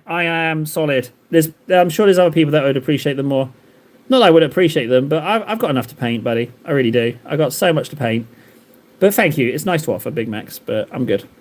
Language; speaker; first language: English; native; English